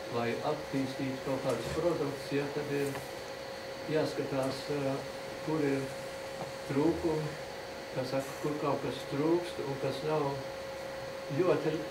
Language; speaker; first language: Latvian; early bilingual, other home language; English